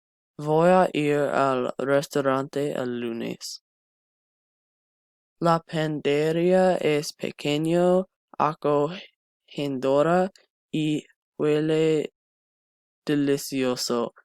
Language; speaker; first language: Spanish; non-native, learner; English